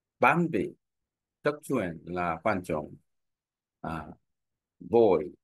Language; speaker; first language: Vietnamese; non-native, learner; Korean